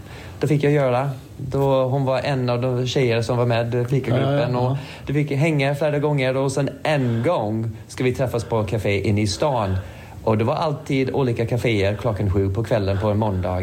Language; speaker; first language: Swedish; non-native, fluent; English